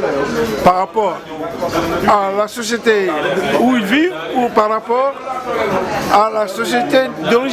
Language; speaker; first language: French; non-native, local second language; Wolof